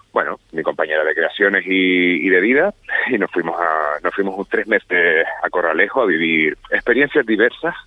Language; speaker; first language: Spanish; native; Spanish